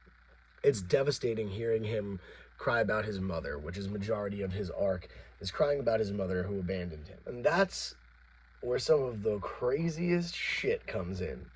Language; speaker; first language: English; native; English